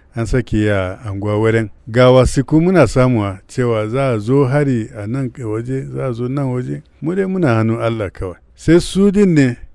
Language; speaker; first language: Hausa; non-native, local second language; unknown